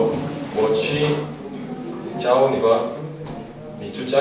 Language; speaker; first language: Chinese; non-native, learner; Korean